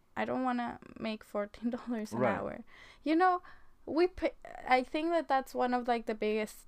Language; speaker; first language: English; non-native, fluent; Spanish